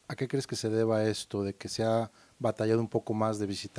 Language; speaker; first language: Spanish; native; Spanish